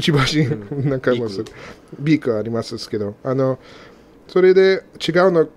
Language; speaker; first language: Japanese; non-native, fluent; English